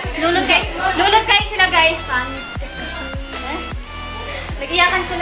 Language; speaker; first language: Filipino; non-native, local second language; Cebuano